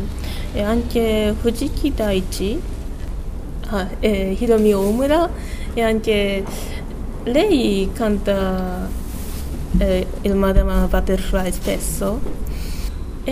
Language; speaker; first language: Italian; non-native, learner; Japanese